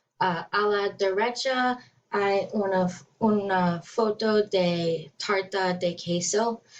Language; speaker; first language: Spanish; non-native, learner; English